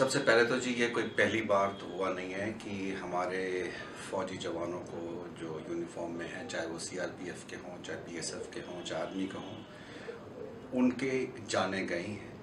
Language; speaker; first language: Hindi; native; Hindi